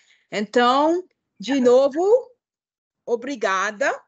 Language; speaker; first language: Portuguese; non-native, fluent; English